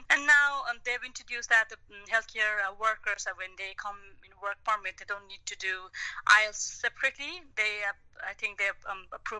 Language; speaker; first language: English; non-native, local second language; Nepali